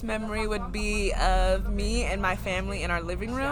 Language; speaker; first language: English; native; English